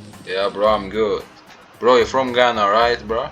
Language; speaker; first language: English; non-native, learner; Arabic